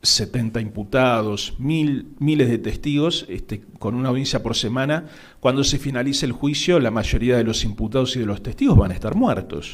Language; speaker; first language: Spanish; native; Spanish